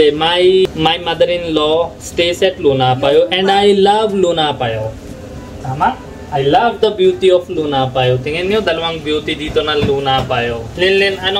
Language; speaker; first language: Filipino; non-native, learner; Punjabi